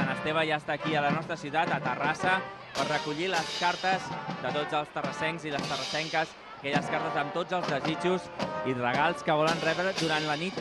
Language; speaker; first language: Catalan; native; Catalan